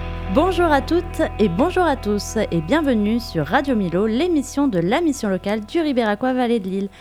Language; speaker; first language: French; native; French